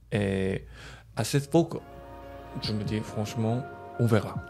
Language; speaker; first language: French; non-native, learner; Korean